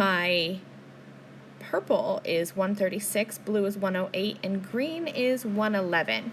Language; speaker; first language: English; native; English